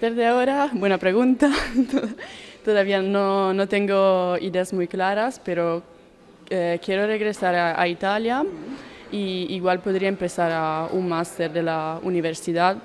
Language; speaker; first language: Spanish; non-native, learner; Italian